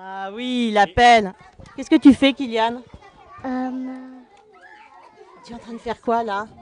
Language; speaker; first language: French; native; French